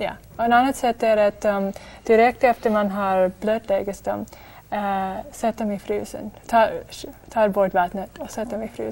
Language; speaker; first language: Swedish; non-native, fluent; English